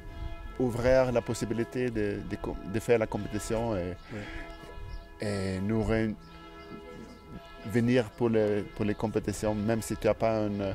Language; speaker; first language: French; non-native, learner; Swedish